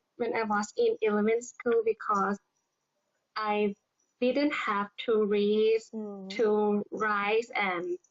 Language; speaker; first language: English; non-native, learner; Thai